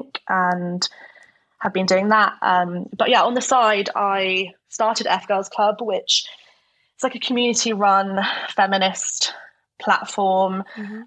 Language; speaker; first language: English; native; English